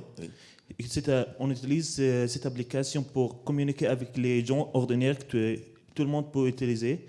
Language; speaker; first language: French; non-native, learner; Arabic